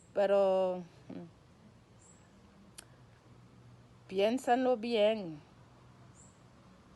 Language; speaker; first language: Spanish; non-native, local second language; Haitian Creole